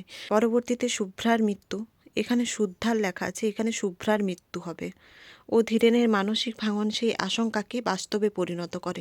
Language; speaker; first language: Bangla; native; Bangla